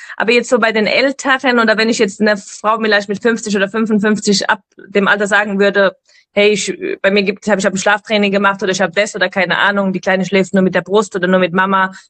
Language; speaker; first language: German; native; German